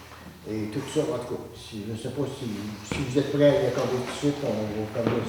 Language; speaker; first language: French; native; French